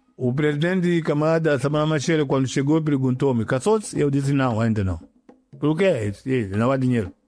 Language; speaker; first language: Portuguese; non-native, local second language; Yao